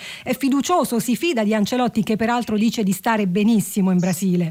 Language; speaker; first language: Italian; native; Italian